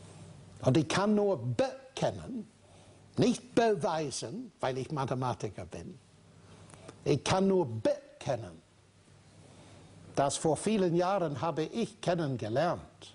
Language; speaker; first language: German; non-native, fluent; English